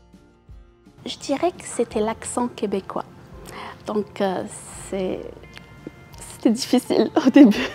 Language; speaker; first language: French; non-native, local second language; Arabic